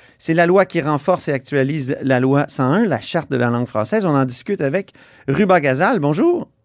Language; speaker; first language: French; native; French